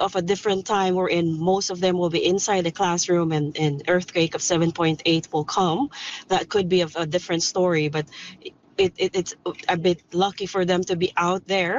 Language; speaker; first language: English; non-native, local second language; Cebuano